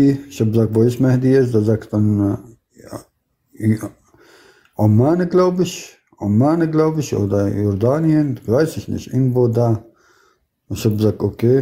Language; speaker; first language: German; non-native, fluent; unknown